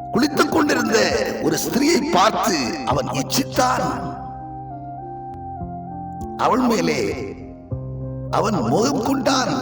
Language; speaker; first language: Tamil; native; Tamil